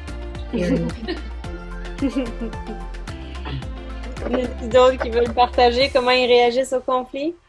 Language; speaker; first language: French; native; French